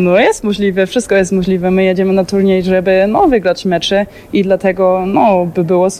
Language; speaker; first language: Polish; early bilingual, heritage; German